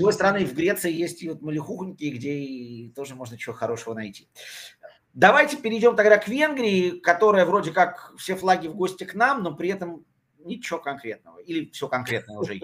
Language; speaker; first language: Russian; native; Russian